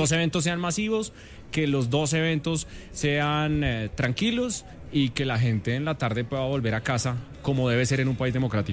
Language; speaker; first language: Spanish; native; Spanish